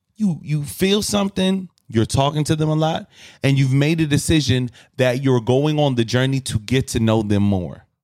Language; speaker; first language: English; native; English